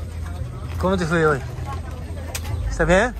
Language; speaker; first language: Spanish; non-native, learner; Japanese